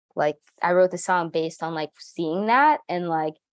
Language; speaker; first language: English; native; English